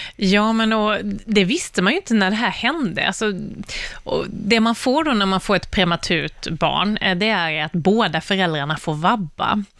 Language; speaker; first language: Swedish; native; Swedish